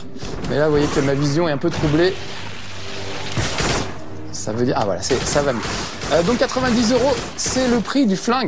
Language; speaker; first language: French; native; French